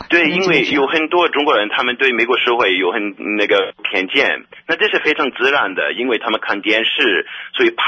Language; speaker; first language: Chinese; non-native, fluent; English